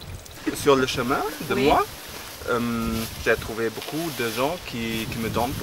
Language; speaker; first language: French; non-native, learner; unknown